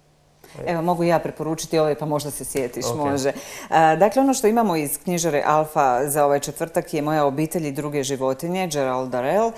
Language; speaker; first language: Serbian; native; Serbian